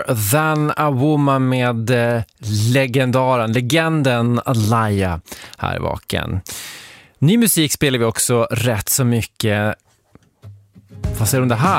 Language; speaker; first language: Swedish; native; Swedish